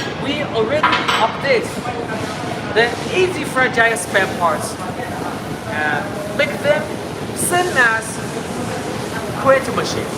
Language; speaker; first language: English; non-native, learner; Chinese